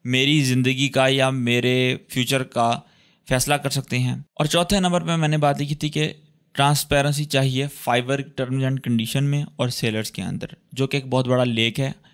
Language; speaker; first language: Urdu; native; Urdu